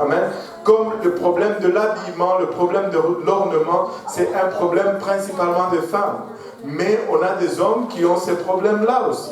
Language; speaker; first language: French; non-native, local second language; Swahili